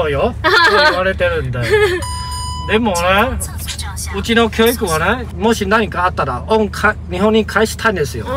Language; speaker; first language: Japanese; non-native, fluent; Chinese